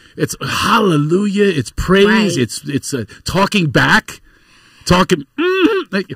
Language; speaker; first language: English; native; English